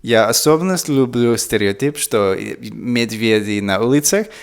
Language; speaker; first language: Russian; non-native, learner; English